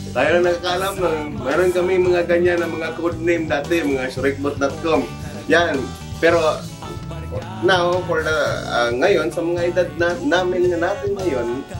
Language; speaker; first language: Filipino; non-native, local second language; Cebuano